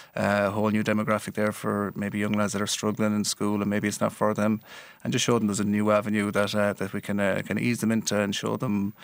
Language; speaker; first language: English; native; English